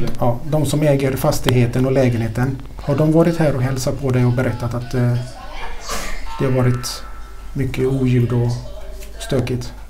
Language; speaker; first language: Swedish; native; Swedish